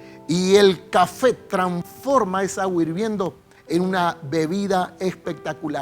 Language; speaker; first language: Spanish; native; Spanish